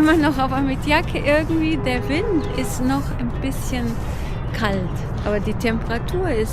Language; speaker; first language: German; non-native, fluent; Arabic